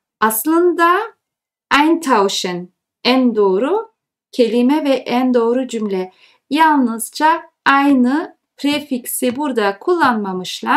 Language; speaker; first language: Turkish; early bilingual, heritage; Turkish